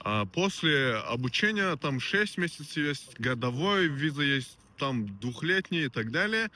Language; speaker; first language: Russian; non-native, local second language; Tajik